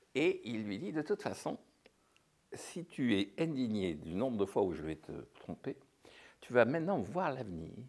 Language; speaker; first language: French; native; French